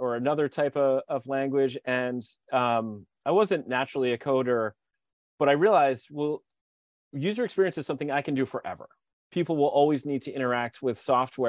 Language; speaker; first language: English; native; English